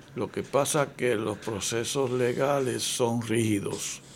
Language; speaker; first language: Spanish; native; Spanish